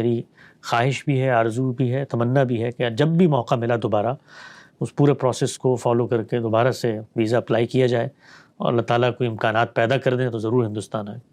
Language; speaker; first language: Urdu; native; Urdu